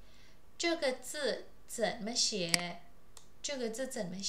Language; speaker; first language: Chinese; non-native, fluent; Indonesian